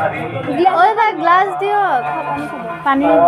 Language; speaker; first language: Hindi; non-native, local second language; Assamese